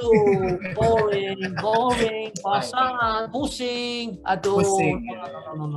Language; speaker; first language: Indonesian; non-native, learner; English